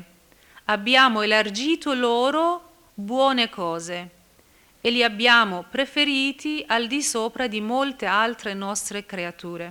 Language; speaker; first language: Italian; non-native, fluent; Persian